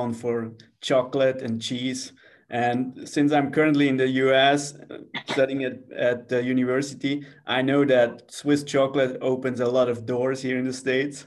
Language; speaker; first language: English; non-native, fluent; Swiss German